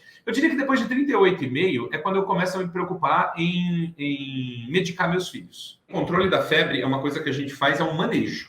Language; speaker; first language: Portuguese; native; Portuguese